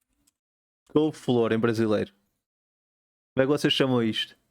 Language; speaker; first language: Portuguese; native; Portuguese